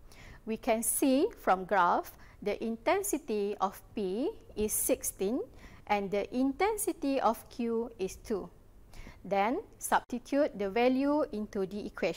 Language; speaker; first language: English; non-native, local second language; Malay